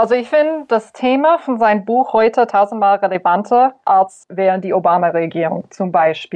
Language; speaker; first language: German; non-native, fluent; English